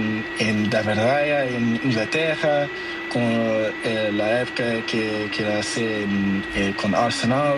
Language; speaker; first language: Spanish; non-native, learner; Portuguese